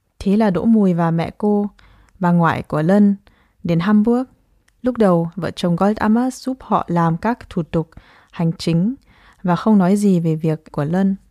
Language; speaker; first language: Vietnamese; early bilingual, heritage; Vietnamese